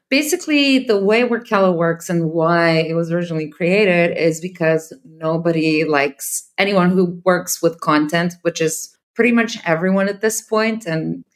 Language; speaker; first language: English; non-native, fluent; Serbian